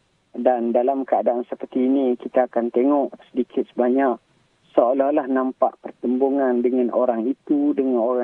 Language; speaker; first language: Malay; native; Malay